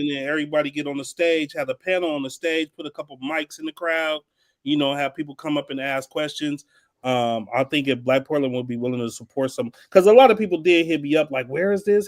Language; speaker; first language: English; native; English